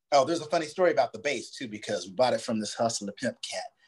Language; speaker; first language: English; native; English